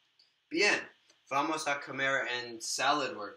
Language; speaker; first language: Spanish; non-native, learner; English